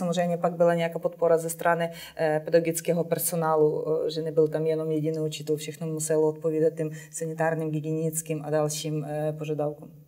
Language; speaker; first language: Czech; non-native, fluent; Ukrainian